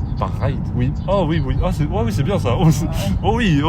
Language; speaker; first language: French; native; French